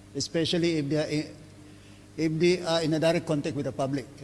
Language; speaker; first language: English; non-native, local second language; Malay